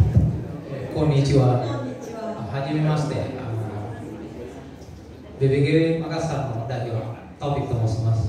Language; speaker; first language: Japanese; non-native, learner; Indonesian